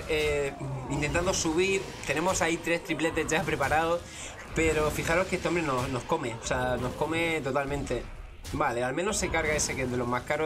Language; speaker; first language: Spanish; native; Spanish